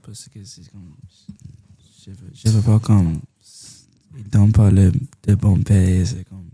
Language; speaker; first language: French; non-native, local second language; English